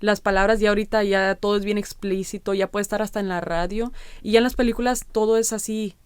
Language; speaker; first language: Spanish; early bilingual, heritage; Spanish